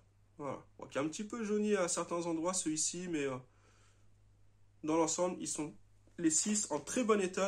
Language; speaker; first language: French; native; French